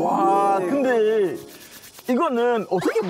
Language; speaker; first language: Korean; non-native, fluent; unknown